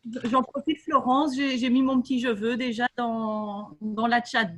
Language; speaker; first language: French; native; French